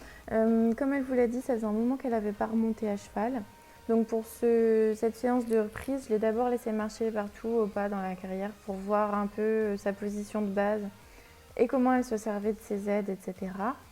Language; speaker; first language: French; native; French